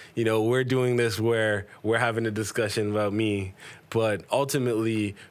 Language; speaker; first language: English; native; English